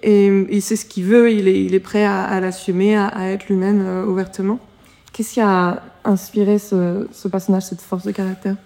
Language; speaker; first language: French; native; French